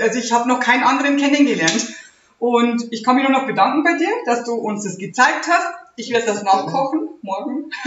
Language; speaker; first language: German; native; German